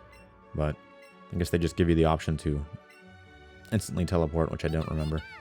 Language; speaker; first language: English; native; English